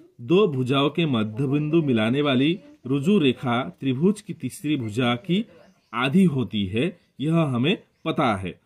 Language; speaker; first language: Hindi; non-native, local second language; Marathi